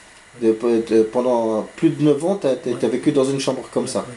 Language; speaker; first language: French; native; French